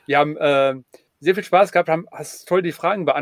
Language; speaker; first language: German; native; German